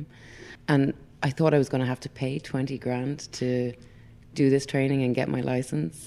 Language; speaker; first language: English; native; English